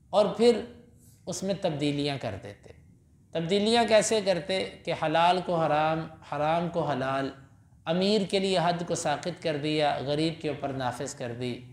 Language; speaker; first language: Urdu; non-native, local second language; Punjabi